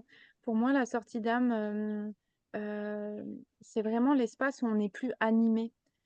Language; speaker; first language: French; native; French